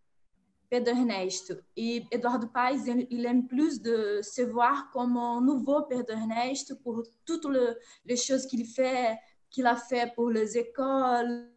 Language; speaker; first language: French; non-native, fluent; Portuguese